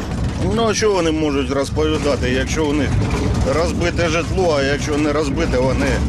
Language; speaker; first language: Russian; non-native, local second language; Ukrainian